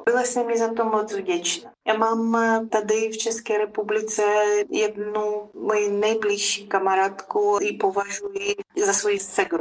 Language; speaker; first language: Czech; non-native, fluent; Ukrainian